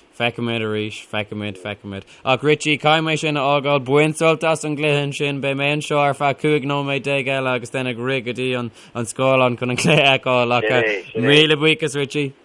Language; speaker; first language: Irish; non-native, local second language; English